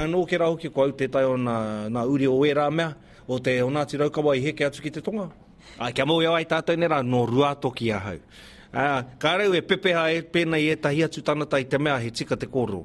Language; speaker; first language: English; native; English